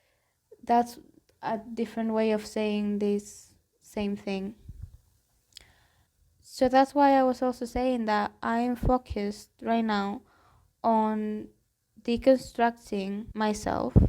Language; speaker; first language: English; non-native, fluent; Spanish